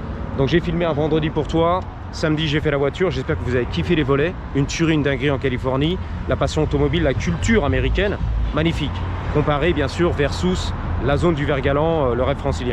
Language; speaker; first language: French; native; French